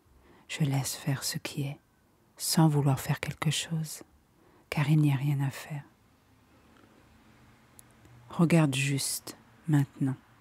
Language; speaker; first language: French; native; French